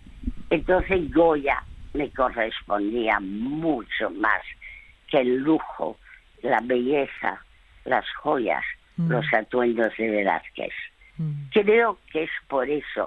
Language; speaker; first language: Spanish; early bilingual, other home language; French